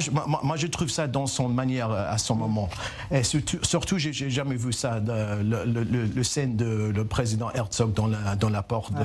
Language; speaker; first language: French; non-native, learner; English